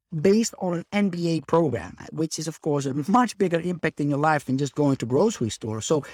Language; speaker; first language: English; non-native, fluent; Dutch